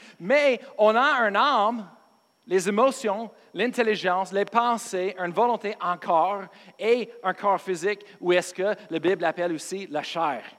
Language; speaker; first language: French; non-native, fluent; English